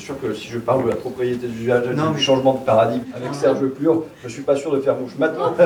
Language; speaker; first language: French; native; French